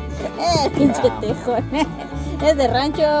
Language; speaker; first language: Spanish; native; Spanish